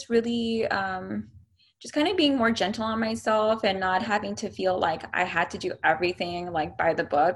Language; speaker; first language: English; native; English